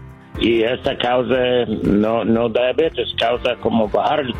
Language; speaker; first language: Spanish; non-native, learner; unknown